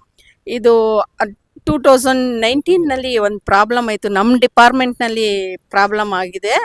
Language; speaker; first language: Kannada; non-native, local second language; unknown